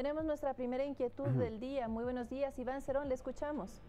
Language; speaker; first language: Spanish; native; Spanish